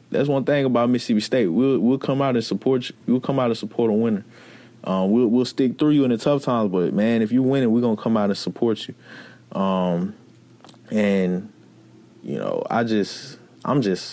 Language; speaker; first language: English; native; English